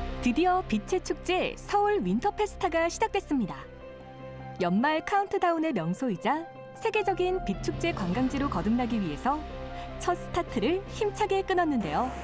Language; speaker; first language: Korean; native; Korean